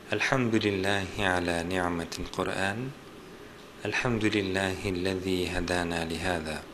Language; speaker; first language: Arabic; non-native, fluent; Turkish